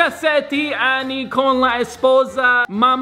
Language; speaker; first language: Italian; non-native, learner; English